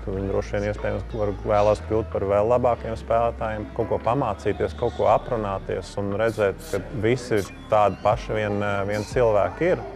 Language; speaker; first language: Latvian; native; Latvian